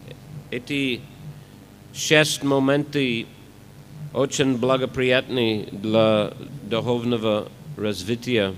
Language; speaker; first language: Russian; non-native, fluent; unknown